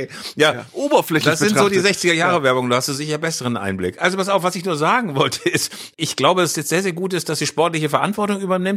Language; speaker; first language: German; native; German